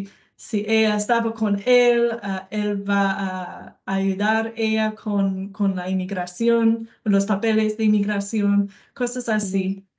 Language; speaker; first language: Spanish; non-native, learner; English